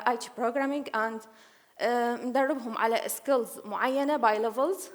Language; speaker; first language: English; non-native, learner; Arabic